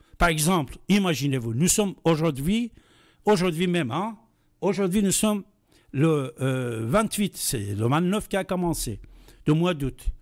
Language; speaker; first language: French; non-native, fluent; Persian